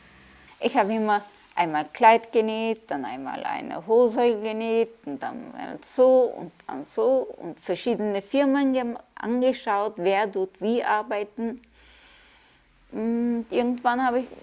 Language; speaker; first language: German; early bilingual, other home language; Turkish